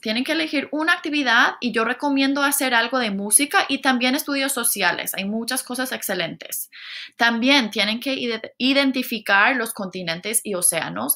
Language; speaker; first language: Spanish; non-native, fluent; English